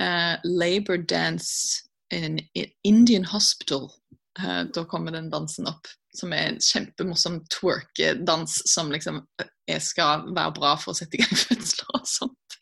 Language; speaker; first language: Norwegian; native; Norwegian